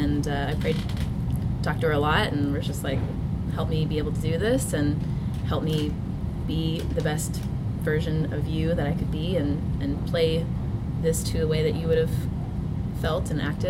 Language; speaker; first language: English; native; English